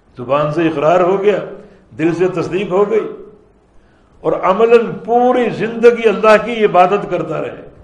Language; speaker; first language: Urdu; native; Urdu